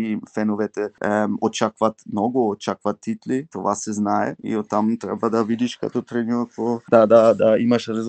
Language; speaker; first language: Bulgarian; early bilingual, heritage; Bulgarian